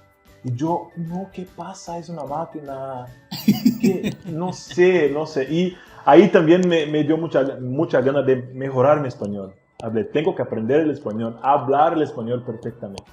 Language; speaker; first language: Spanish; non-native, fluent; Portuguese